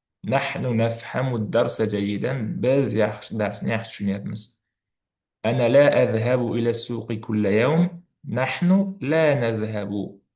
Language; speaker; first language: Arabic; non-native, fluent; Uzbek